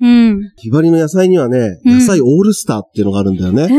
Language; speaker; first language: Japanese; native; Japanese